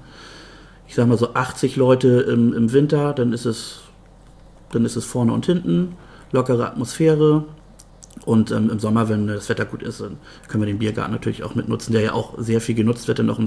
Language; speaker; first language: German; native; German